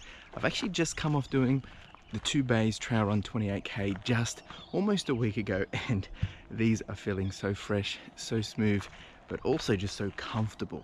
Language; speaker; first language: English; native; English